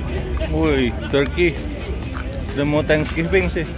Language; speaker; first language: English; non-native, learner; Indonesian